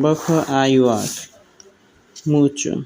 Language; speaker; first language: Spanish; non-native, learner; Bangla